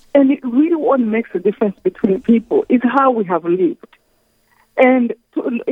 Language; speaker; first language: English; non-native, local second language; Kinyarwanda